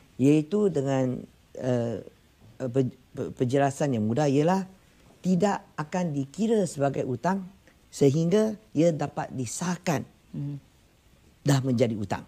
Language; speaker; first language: Malay; non-native, local second language; Chinese